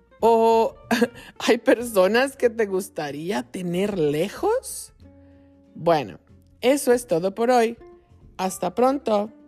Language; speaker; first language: Spanish; non-native, fluent; English